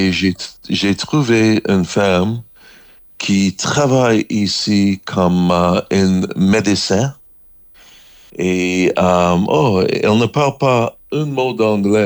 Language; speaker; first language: French; non-native, learner; English